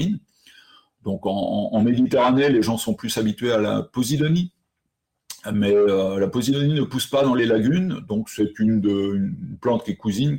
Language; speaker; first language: French; native; French